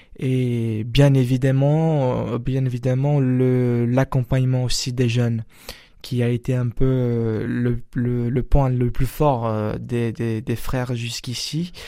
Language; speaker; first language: French; non-native, fluent; Portuguese